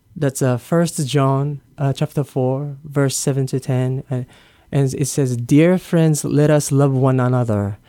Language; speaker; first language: English; non-native, learner; Japanese